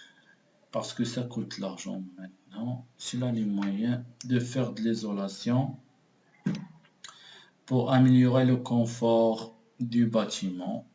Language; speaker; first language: French; non-native, local second language; Arabic